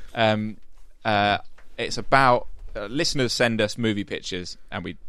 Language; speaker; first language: English; native; English